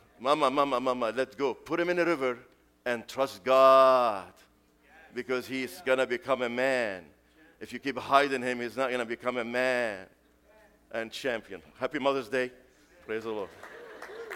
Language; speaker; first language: English; non-native, fluent; Arabic